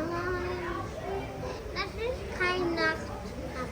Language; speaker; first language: German; early bilingual, other home language; Turkish